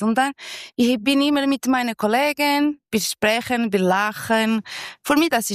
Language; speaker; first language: German; non-native, learner; Portuguese